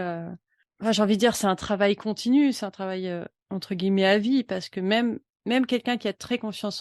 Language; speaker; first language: French; native; French